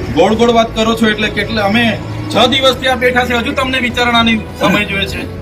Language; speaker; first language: Gujarati; non-native, local second language; Vasavi